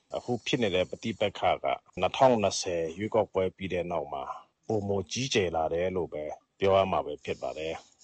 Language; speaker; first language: Burmese; non-native, local second language; Pa'o Karen